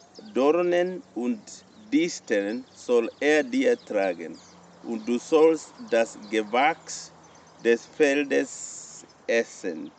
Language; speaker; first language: German; non-native, fluent; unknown